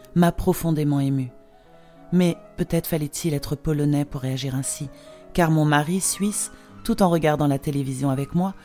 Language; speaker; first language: French; non-native, fluent; Polish